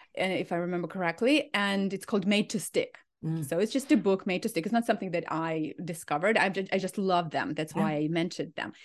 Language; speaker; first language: English; non-native, fluent; Ukrainian